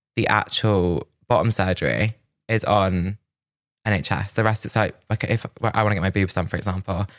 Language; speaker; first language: English; native; English